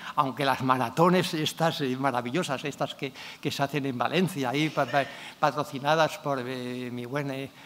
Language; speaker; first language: Spanish; non-native, local second language; Catalan